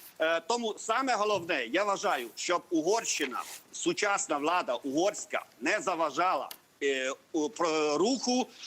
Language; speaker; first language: Ukrainian; non-native, local second language; Hungarian